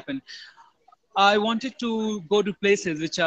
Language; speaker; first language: English; non-native, local second language; Hindi